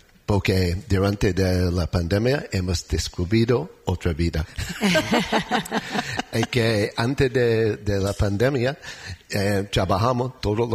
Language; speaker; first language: Spanish; non-native, learner; English